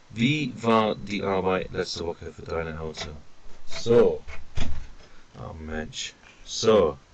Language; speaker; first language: German; non-native, fluent; English